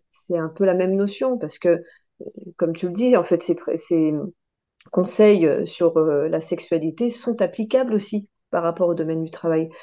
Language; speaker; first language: French; native; French